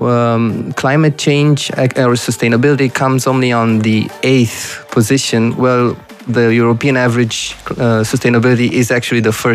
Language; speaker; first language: English; non-native, fluent; Romanian